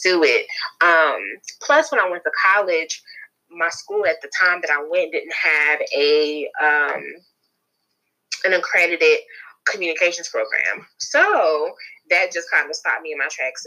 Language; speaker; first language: English; native; English